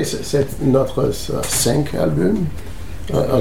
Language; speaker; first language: French; non-native, learner; English